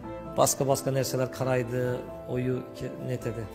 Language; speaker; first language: Kazakh; non-native, learner; Turkish